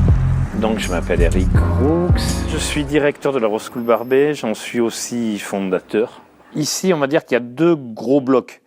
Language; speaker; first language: French; native; French